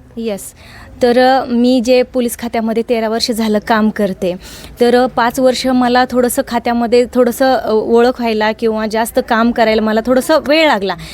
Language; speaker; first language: Marathi; native; Marathi